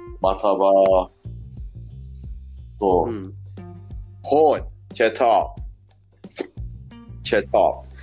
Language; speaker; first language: Japanese; non-native, learner; Persian